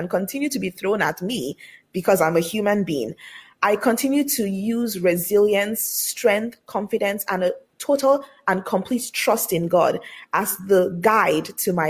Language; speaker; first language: English; non-native, local second language; Yoruba